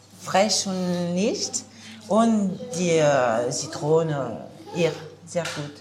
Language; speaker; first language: German; non-native, learner; French